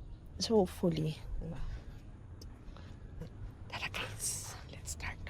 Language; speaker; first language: English; non-native, learner; Filipino